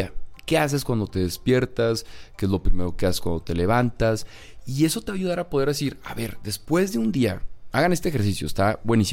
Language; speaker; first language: Spanish; native; Spanish